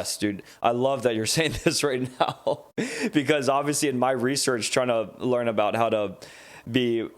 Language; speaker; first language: English; native; English